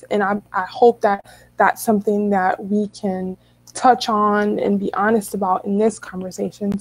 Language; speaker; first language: English; native; English